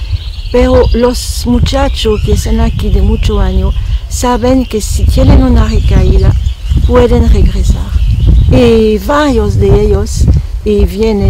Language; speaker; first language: Spanish; non-native, fluent; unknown